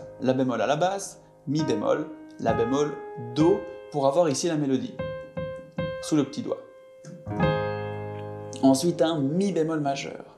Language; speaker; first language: French; native; French